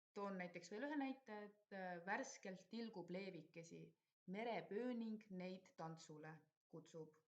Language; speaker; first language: Estonian; native; Estonian